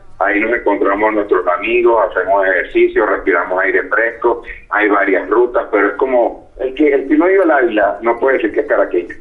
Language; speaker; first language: Spanish; native; Spanish